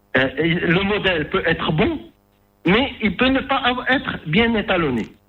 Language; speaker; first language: French; non-native, local second language; Arabic